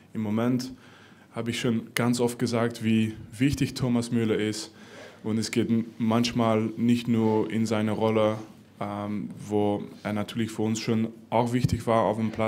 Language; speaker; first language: German; non-native, fluent; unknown